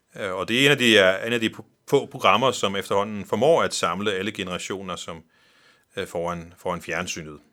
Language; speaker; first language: Danish; non-native, local second language; Faroese